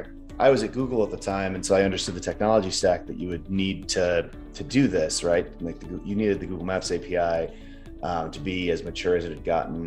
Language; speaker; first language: English; native; English